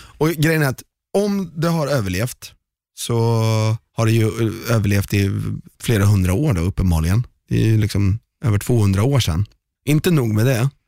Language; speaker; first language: Swedish; native; Swedish